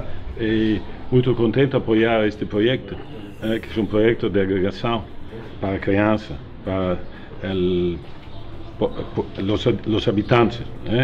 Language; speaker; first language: Portuguese; non-native, learner; Italian